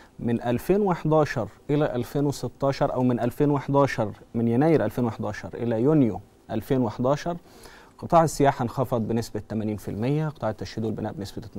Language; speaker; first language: Arabic; native; Arabic